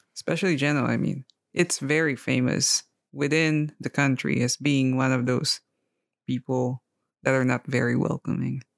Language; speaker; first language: English; non-native, local second language; Filipino